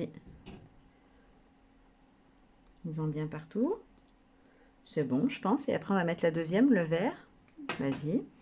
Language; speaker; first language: French; native; French